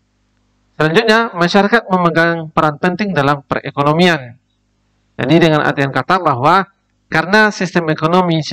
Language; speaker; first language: Indonesian; native; Indonesian